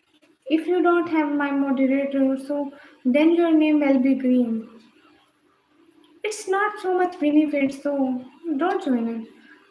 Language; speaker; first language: English; non-native, learner; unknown